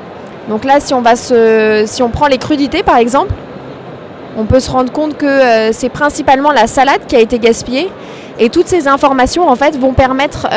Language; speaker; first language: French; native; French